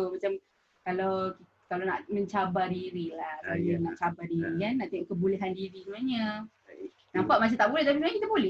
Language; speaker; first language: Malay; native; Malay